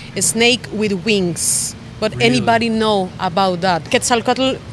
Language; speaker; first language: English; non-native, fluent; Spanish